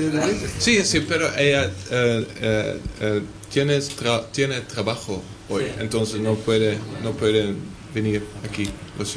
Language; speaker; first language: Spanish; non-native, learner; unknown